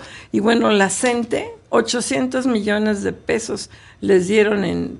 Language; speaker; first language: Spanish; native; Spanish